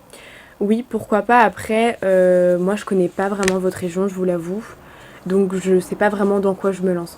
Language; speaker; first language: French; native; French